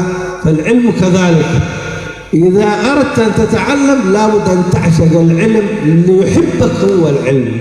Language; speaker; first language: Arabic; native; Arabic